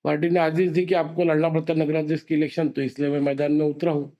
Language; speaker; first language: Hindi; non-native, local second language; Marathi